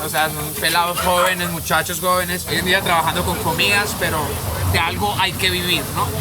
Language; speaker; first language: Spanish; native; Spanish